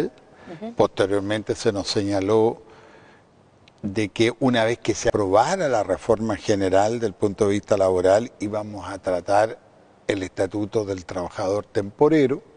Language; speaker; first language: Spanish; native; Spanish